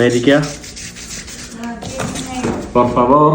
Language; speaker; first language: Spanish; non-native, learner; Malayalam